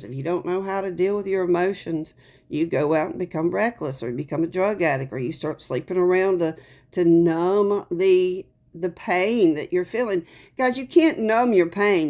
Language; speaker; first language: English; native; English